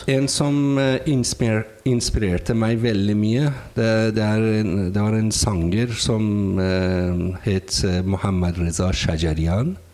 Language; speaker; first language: Norwegian; non-native, fluent; Persian